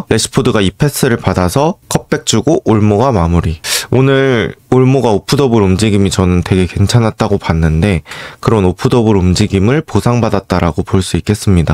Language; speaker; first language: Korean; native; Korean